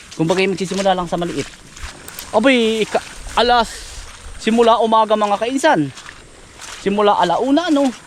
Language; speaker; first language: Filipino; native; Filipino